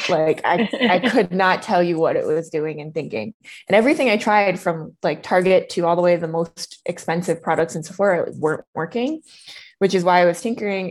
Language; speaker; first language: English; native; English